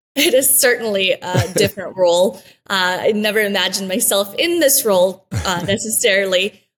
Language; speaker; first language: English; early bilingual, other home language; Spanish